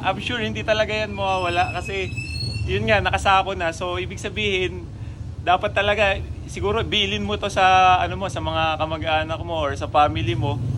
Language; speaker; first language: Filipino; native; Filipino